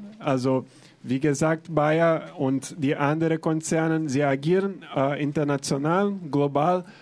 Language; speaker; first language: German; non-native, fluent; Portuguese